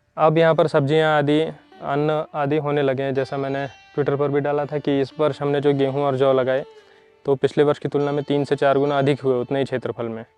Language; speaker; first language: Hindi; native; Hindi